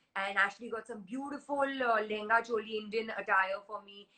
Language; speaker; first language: English; non-native, local second language; Hindi